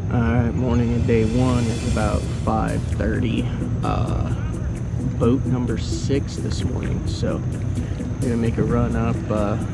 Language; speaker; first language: English; native; English